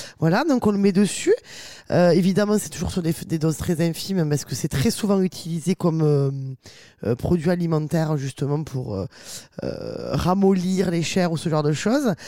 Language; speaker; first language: French; native; French